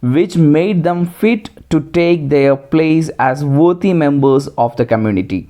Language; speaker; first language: English; non-native, local second language; Malayalam